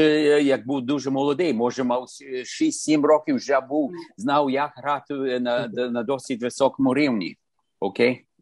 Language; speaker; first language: Ukrainian; early bilingual, heritage; Ukrainian